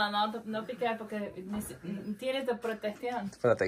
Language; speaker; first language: Spanish; non-native, learner; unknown